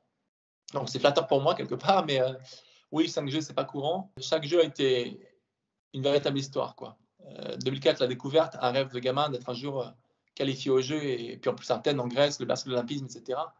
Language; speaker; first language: French; native; French